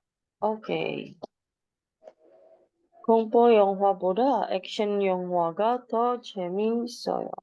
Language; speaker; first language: Korean; non-native, fluent; Indonesian